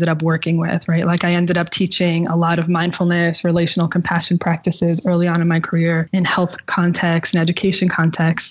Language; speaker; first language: English; native; English